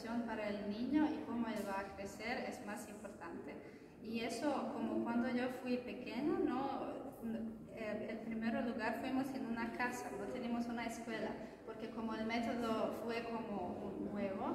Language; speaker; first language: Spanish; non-native, fluent; Croatian